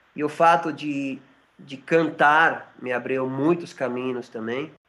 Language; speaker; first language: Portuguese; non-native, fluent; French